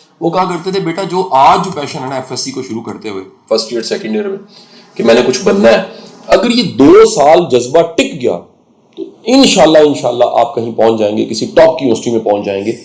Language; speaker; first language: Urdu; non-native, local second language; Punjabi